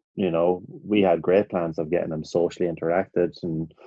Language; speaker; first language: English; native; English